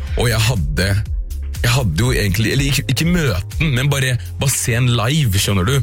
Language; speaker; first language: Norwegian; early bilingual, other home language; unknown